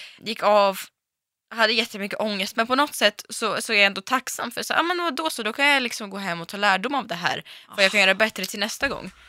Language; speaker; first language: Swedish; early bilingual, other home language; Russian